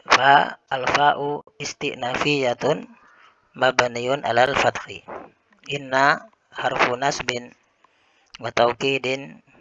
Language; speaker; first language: Arabic; non-native, fluent; Indonesian